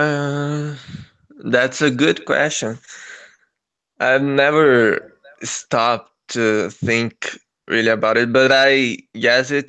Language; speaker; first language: English; non-native, learner; Portuguese